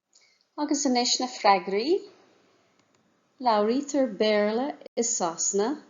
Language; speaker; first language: Irish; non-native, local second language; English